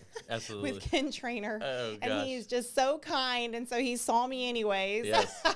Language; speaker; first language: English; native; English